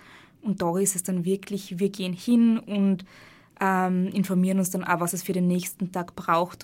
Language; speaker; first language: German; native; German